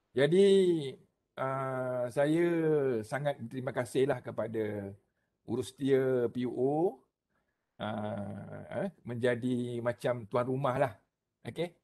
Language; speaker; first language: Malay; native; Malay